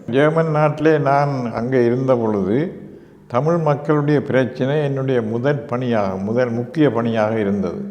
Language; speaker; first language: Tamil; native; Tamil